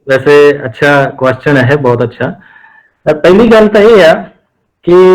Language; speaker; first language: Hindi; non-native, local second language; Punjabi